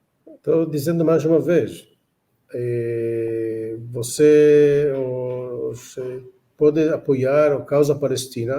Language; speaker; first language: Portuguese; non-native, fluent; Hebrew